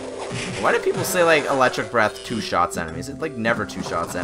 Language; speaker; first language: English; native; English